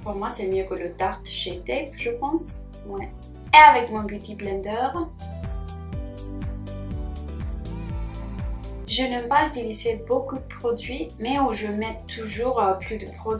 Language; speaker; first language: French; non-native, fluent; Spanish